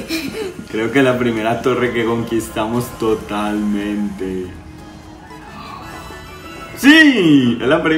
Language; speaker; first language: Spanish; native; Spanish